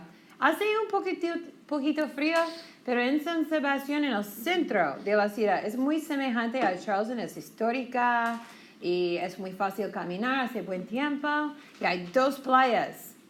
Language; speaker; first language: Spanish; non-native, fluent; English